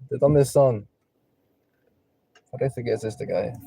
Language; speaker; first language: Spanish; non-native, learner; English